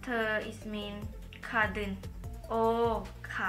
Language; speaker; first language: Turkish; non-native, learner; Thai